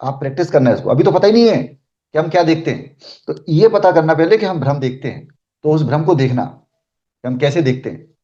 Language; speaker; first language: Hindi; native; Hindi